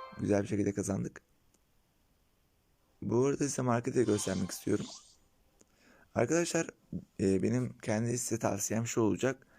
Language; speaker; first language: Turkish; native; Turkish